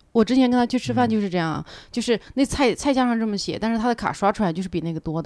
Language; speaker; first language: Chinese; native; Chinese